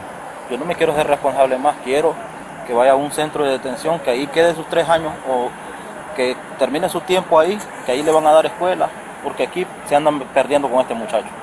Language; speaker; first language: Spanish; native; Spanish